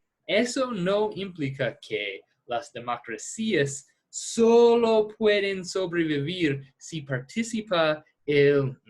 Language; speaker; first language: Spanish; non-native, fluent; English